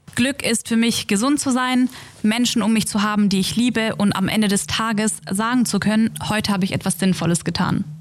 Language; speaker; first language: German; native; German